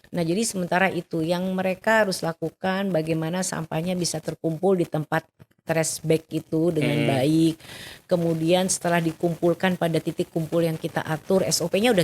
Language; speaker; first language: Indonesian; native; Indonesian